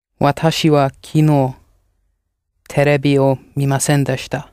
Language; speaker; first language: Japanese; non-native, learner; English